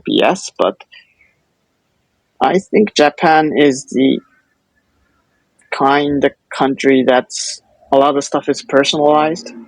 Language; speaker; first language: English; non-native, fluent; Japanese